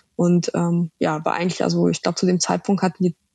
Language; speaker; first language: German; early bilingual, other home language; Russian